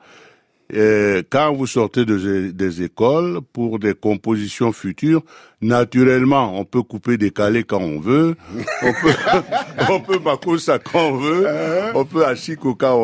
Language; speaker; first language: French; non-native, local second language; Duala